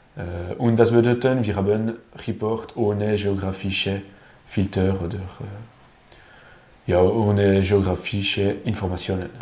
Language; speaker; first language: German; non-native, learner; French